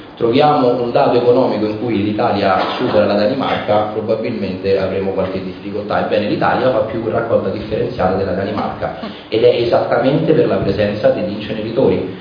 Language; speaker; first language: Italian; native; Italian